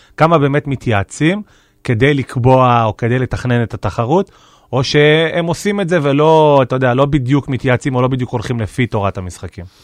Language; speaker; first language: Hebrew; native; Hebrew